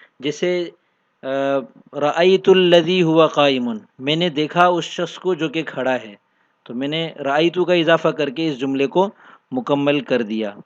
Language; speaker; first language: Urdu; native; Urdu